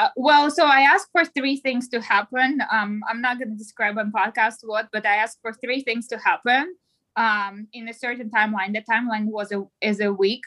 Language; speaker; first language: English; non-native, fluent; Russian